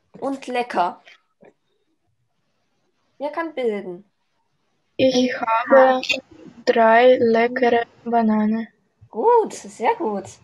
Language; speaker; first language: German; non-native, learner; Russian